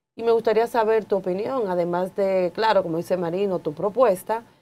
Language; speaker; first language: Spanish; native; Spanish